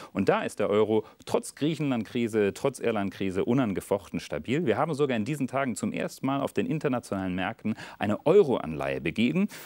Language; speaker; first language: German; native; German